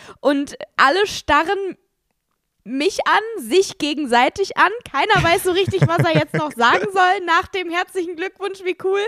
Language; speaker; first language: German; native; German